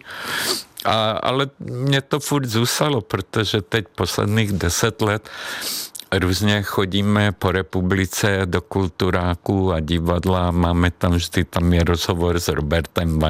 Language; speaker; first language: Czech; non-native, fluent; Hungarian